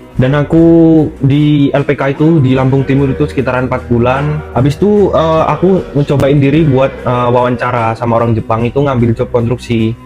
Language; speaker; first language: Indonesian; native; Indonesian